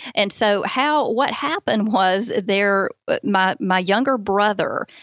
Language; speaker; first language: English; native; English